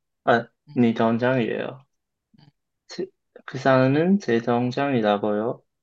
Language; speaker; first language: Korean; non-native, learner; Chinese